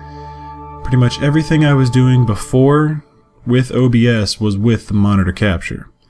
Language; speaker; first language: English; native; English